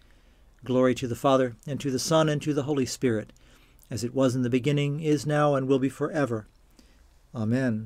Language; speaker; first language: English; native; English